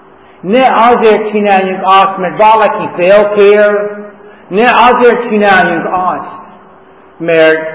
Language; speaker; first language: Hungarian; non-native, learner; English